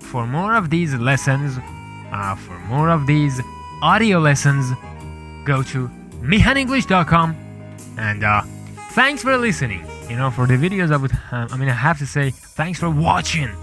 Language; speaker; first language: English; non-native, fluent; Persian